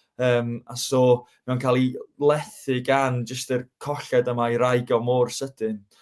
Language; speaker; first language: Welsh; native; Welsh